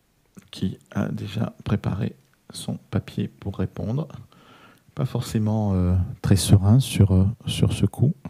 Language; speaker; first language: French; native; French